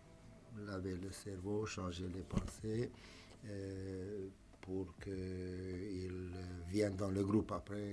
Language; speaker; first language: French; non-native, fluent; Romanian